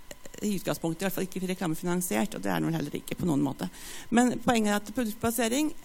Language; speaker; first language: Norwegian; native; Norwegian